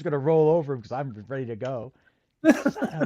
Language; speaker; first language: English; native; English